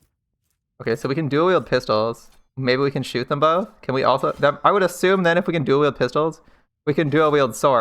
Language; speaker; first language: English; native; English